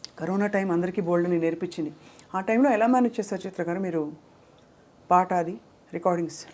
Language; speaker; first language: Telugu; native; Telugu